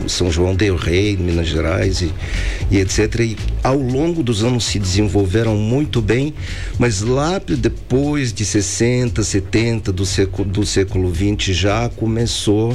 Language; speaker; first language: Portuguese; non-native, fluent; Bulgarian